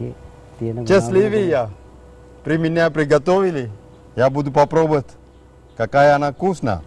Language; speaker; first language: Russian; non-native, fluent; Sinhala